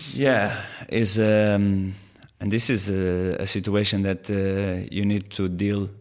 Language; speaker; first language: English; non-native, fluent; Portuguese